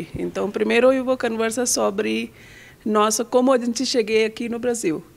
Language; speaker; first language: Portuguese; non-native, learner; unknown